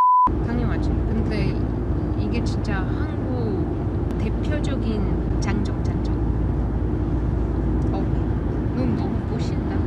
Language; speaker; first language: Korean; non-native, learner; Russian